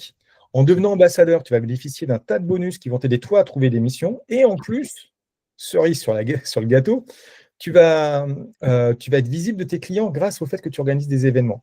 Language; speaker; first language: French; native; French